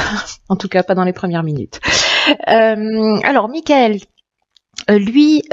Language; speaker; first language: French; native; French